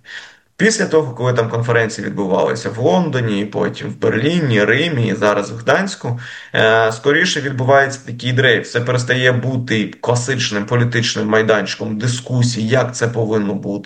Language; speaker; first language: Ukrainian; native; Ukrainian